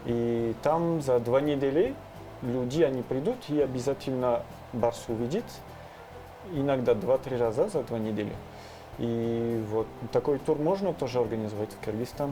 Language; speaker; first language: Russian; non-native, learner; French